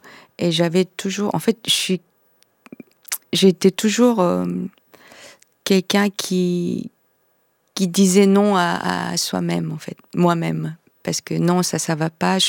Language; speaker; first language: French; non-native, fluent; Korean